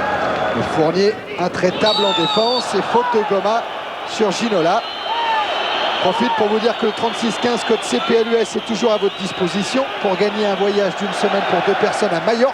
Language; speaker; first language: French; native; French